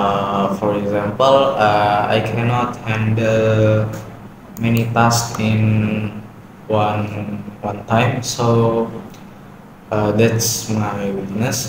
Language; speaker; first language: English; non-native, learner; Indonesian